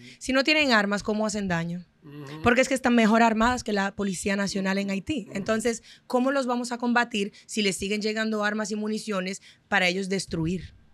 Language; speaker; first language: Spanish; non-native, fluent; Haitian Creole